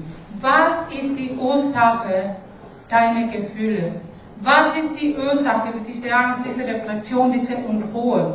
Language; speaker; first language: German; non-native, fluent; Spanish